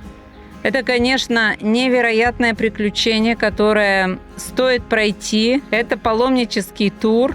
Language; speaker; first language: Russian; native; Russian